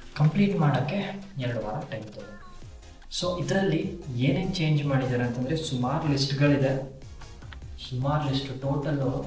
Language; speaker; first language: Kannada; native; Kannada